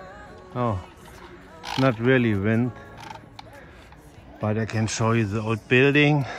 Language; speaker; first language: English; non-native, learner; German